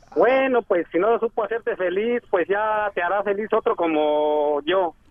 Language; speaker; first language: Spanish; native; Spanish